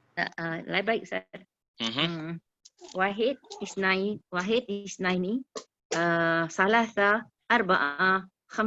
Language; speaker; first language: Arabic; non-native, learner; Malay